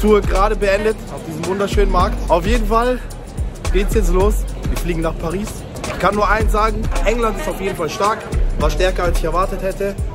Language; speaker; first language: German; native; German